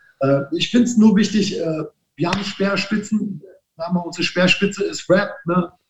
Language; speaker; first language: German; early bilingual, other home language; Italian